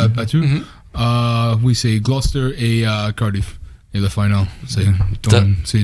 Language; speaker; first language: French; non-native, learner; English